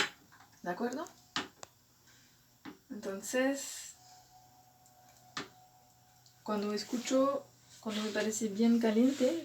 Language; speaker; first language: Spanish; non-native, fluent; French